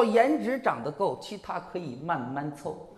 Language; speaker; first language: Chinese; native; Chinese